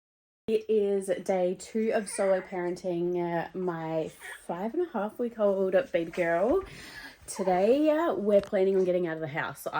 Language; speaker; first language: English; native; English